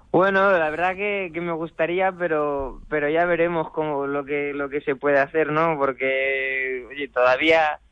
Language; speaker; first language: Spanish; native; Spanish